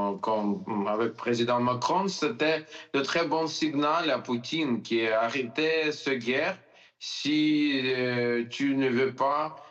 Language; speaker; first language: French; non-native, learner; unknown